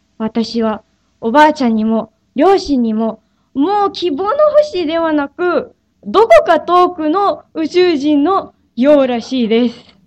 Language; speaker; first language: Japanese; non-native, fluent; English